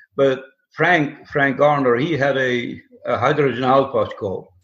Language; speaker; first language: English; non-native, fluent; Dutch